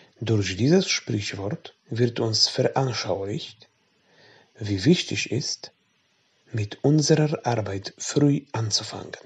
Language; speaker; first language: German; non-native, fluent; Polish